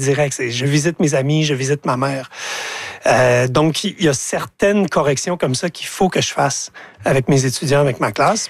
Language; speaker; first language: French; native; French